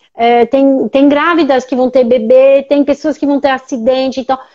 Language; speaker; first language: Portuguese; non-native, fluent; French